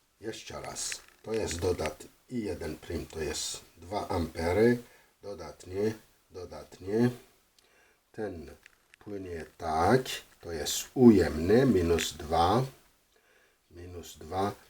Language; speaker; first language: Polish; non-native, fluent; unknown